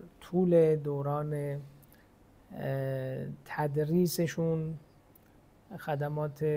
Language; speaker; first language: Persian; native; Persian